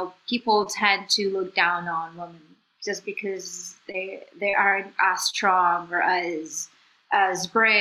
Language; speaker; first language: English; non-native, local second language; Filipino